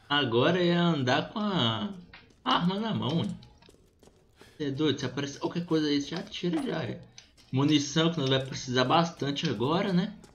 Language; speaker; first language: Portuguese; native; Portuguese